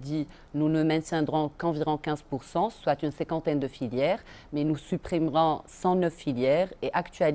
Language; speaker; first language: French; non-native, local second language; Arabic